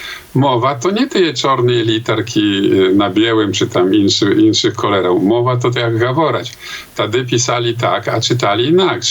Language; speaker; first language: Polish; non-native, local second language; Belarusian